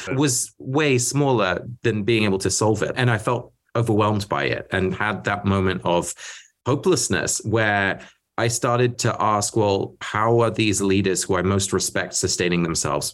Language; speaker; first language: English; early bilingual, other home language; Dutch